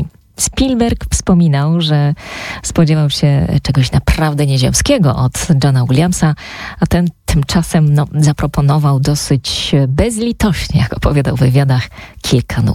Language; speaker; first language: Polish; native; Polish